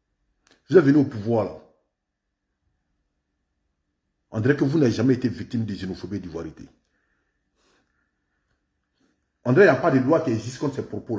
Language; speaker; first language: French; native; French